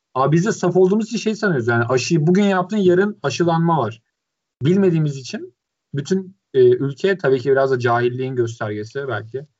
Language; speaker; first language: Turkish; native; Turkish